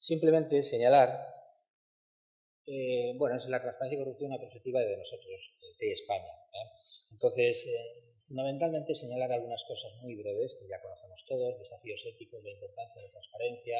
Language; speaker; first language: Spanish; native; Spanish